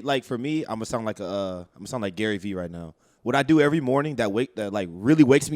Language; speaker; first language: English; native; English